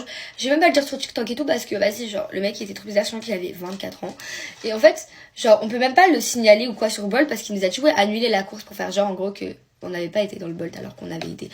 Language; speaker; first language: French; native; French